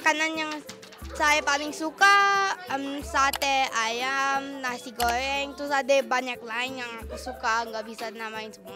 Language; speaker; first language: Indonesian; early bilingual, heritage; Indonesian